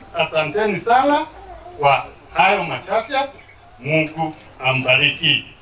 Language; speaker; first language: Swahili; non-native, local second language; Kikuyu